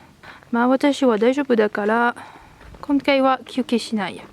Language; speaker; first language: Japanese; non-native, learner; French